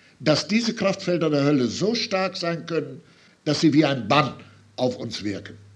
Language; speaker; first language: German; native; German